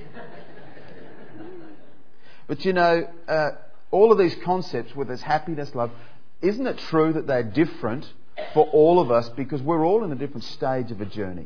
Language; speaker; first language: English; native; English